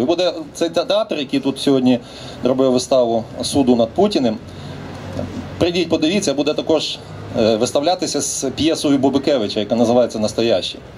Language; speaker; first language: Ukrainian; native; Ukrainian